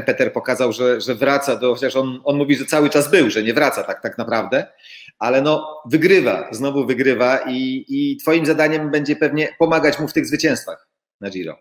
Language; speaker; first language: Polish; native; Polish